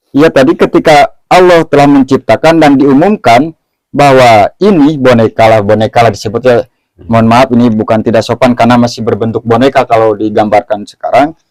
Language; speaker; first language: Indonesian; non-native, local second language; Sundanese